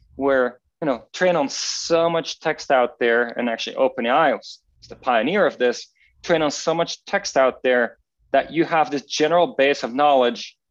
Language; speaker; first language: English; non-native, fluent; Dutch